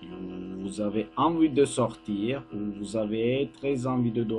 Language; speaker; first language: French; non-native, learner; Turkish